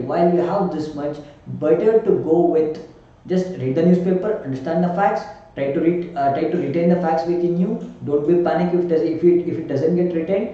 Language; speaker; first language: English; non-native, local second language; Kannada